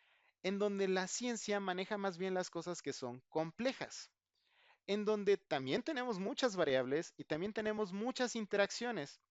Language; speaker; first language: Spanish; native; Spanish